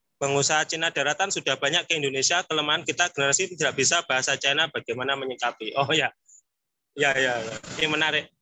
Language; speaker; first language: Indonesian; native; Indonesian